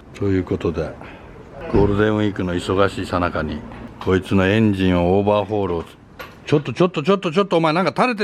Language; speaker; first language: Japanese; native; Japanese